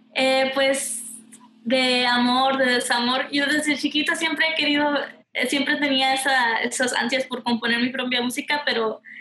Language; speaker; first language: Spanish; early bilingual, heritage; Spanish